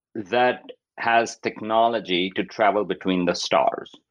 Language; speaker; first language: English; non-native, local second language; Urdu